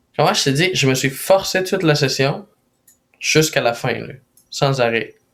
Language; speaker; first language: French; non-native, fluent; Spanish